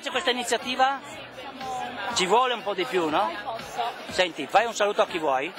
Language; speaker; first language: Italian; native; Italian